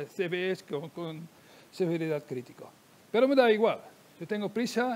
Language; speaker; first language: Spanish; non-native, fluent; Dutch